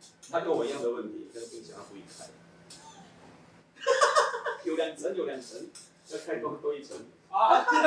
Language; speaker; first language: Chinese; native; Chinese